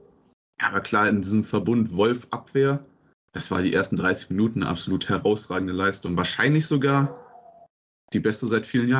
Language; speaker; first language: German; native; German